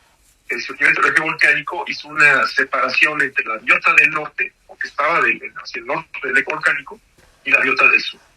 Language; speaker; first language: Spanish; native; Spanish